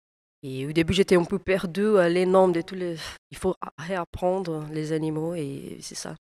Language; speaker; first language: French; non-native, fluent; Portuguese